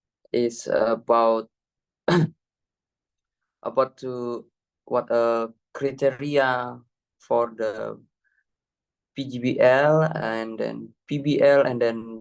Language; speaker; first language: English; non-native, learner; Indonesian